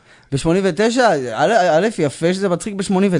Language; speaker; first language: Hebrew; native; Hebrew